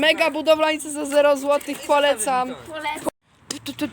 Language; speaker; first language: Polish; native; Polish